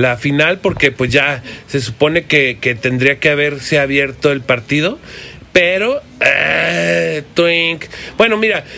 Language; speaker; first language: Spanish; native; Spanish